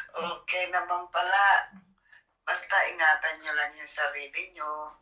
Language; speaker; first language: Filipino; native; Filipino